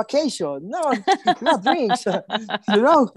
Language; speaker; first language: English; non-native, learner; Spanish